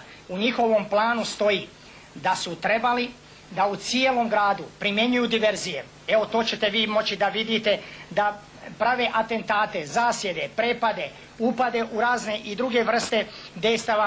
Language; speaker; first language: Bosnian; native; Bosnian